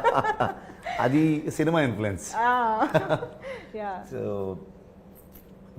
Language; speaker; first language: Telugu; non-native, learner; Kannada